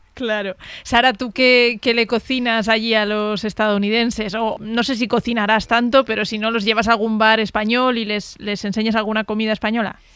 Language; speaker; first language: Spanish; native; Spanish